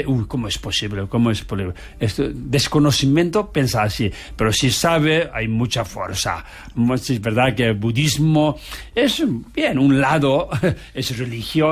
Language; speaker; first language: Spanish; non-native, learner; Tibetan